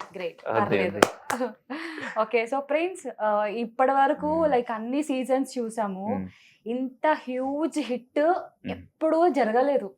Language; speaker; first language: Telugu; native; Telugu